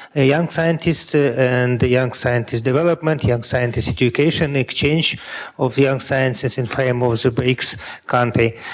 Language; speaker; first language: English; non-native, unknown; Russian